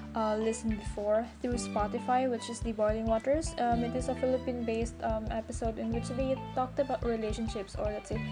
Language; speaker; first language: English; non-native, local second language; Cebuano